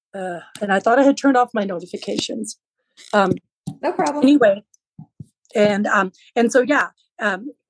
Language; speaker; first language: English; early bilingual, other home language; Low German